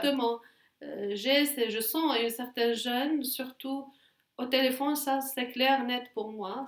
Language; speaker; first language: French; non-native, fluent; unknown